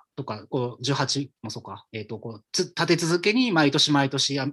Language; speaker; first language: Japanese; native; Japanese